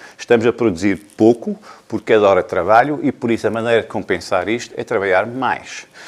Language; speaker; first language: Portuguese; non-native, fluent; English